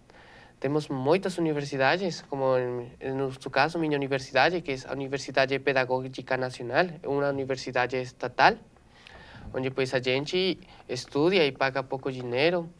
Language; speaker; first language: Portuguese; non-native, learner; Spanish